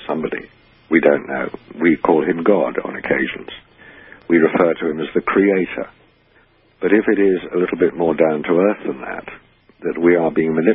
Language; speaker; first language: English; native; English